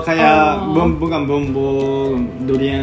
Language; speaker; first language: Indonesian; non-native, fluent; Japanese